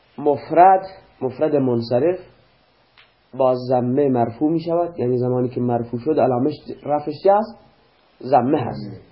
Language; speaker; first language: Persian; non-native, local second language; Baluchi